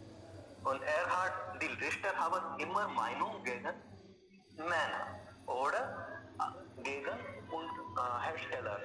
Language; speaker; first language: German; non-native, learner; Hindi